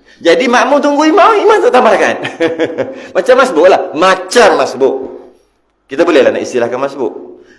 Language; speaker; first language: Malay; native; Malay